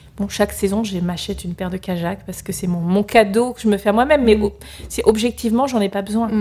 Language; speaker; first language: French; native; French